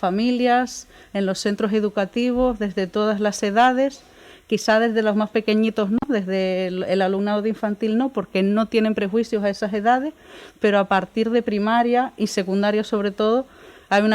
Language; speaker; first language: Spanish; native; Spanish